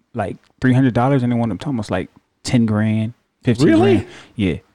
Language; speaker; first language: English; native; English